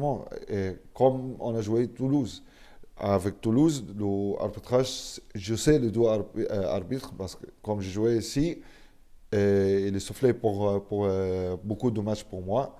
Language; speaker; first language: French; non-native, learner; Arabic